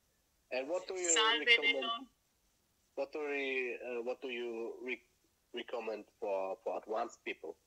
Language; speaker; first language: English; non-native, fluent; German